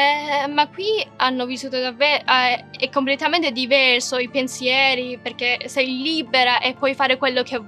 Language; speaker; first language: Italian; non-native, learner; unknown